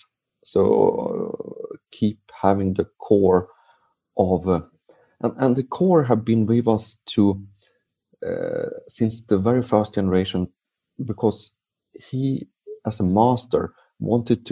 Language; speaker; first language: English; non-native, fluent; Swedish